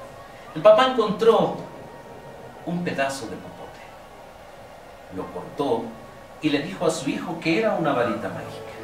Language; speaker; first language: Spanish; native; Spanish